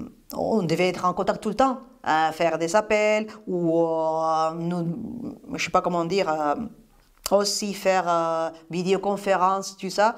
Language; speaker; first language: French; non-native, fluent; Spanish